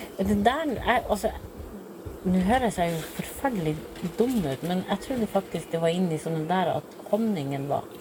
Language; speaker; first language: Norwegian; native; Norwegian